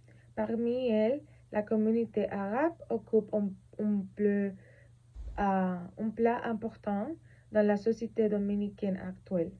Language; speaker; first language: French; non-native, learner; Spanish